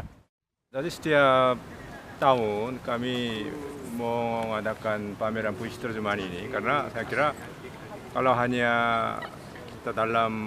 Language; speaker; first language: Indonesian; non-native, fluent; Korean